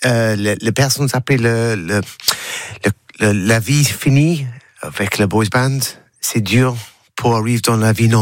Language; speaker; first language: French; non-native, learner; English